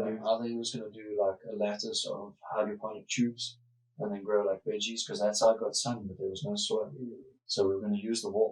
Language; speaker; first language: English; native; English